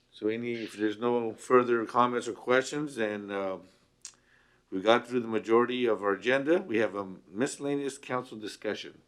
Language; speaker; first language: English; early bilingual, other home language; Spanish